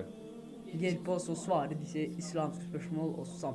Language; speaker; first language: Norwegian; early bilingual, other home language; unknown